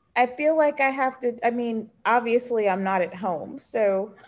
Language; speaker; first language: English; native; English